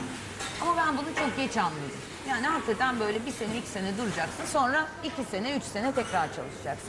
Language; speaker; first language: Turkish; native; Turkish